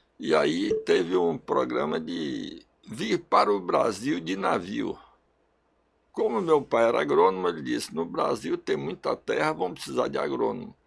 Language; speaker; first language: Portuguese; early bilingual, other home language; Russian